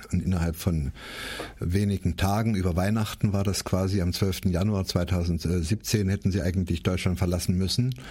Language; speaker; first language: German; native; German